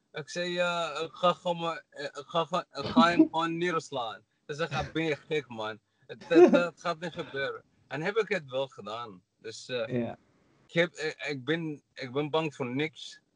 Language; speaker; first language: Dutch; non-native, learner; Arabic